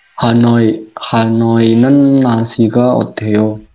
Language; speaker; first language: Korean; non-native, learner; Indonesian